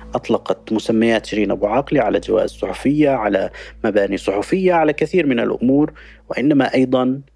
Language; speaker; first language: Arabic; native; Arabic